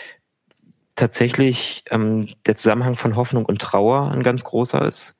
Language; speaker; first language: German; native; German